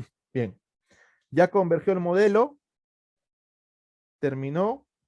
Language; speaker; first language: Spanish; native; Spanish